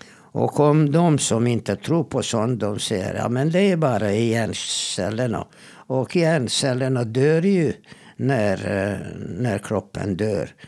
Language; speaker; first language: Swedish; non-native, fluent; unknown